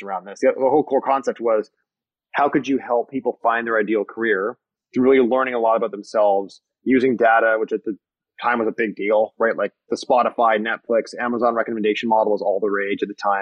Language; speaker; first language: English; native; English